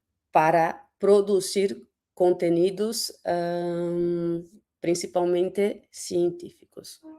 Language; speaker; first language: Spanish; non-native, fluent; Portuguese